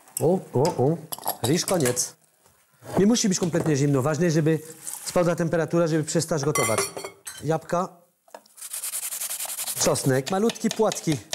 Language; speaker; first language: Polish; non-native, learner; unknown